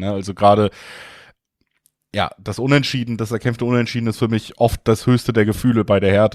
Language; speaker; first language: German; native; German